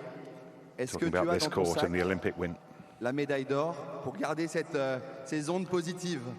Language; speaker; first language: French; native; French